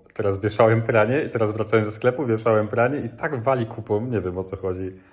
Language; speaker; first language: Polish; native; Polish